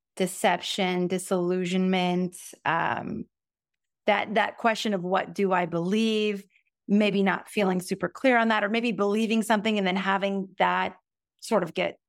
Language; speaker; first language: English; native; English